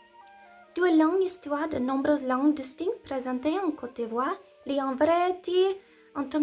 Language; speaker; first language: French; non-native, learner; English